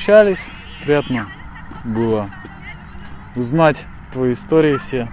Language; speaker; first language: Russian; native; Russian